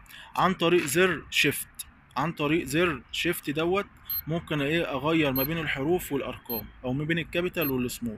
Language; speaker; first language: Arabic; native; Arabic